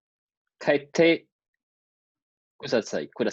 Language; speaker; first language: Japanese; non-native, learner; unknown